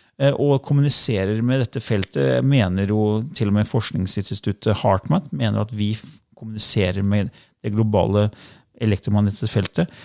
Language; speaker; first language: Norwegian; native; Norwegian